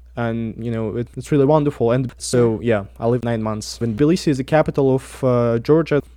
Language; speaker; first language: English; non-native, fluent; Russian